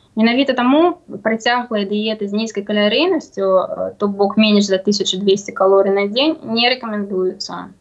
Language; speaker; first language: Belarusian; non-native, local second language; Russian